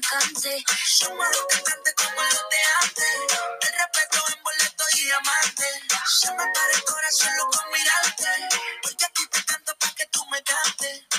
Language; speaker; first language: Spanish; non-native, fluent; English